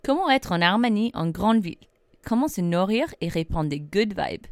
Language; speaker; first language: French; non-native, fluent; English